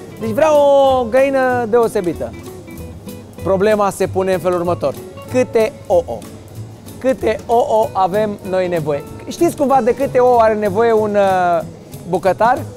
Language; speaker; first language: Romanian; native; Romanian